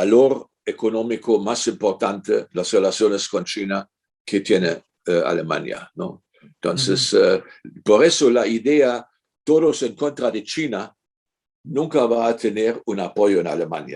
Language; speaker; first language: Spanish; non-native, fluent; German